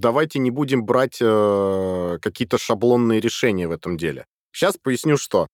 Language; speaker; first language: Russian; native; Russian